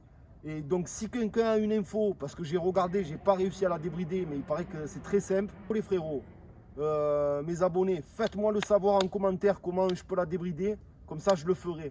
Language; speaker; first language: French; native; French